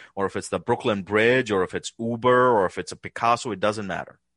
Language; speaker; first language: English; non-native, local second language; Hindi